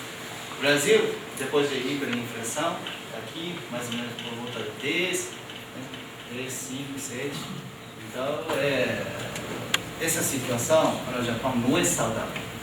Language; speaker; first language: Portuguese; non-native, fluent; Japanese